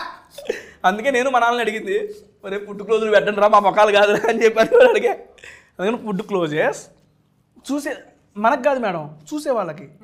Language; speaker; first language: Telugu; native; Telugu